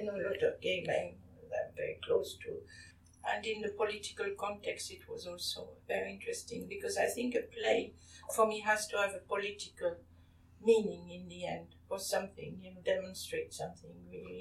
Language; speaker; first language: English; non-native, fluent; French